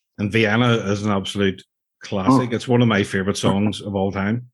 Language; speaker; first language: English; native; English